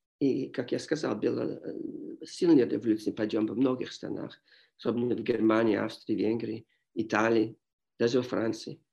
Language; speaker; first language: Russian; non-native, fluent; English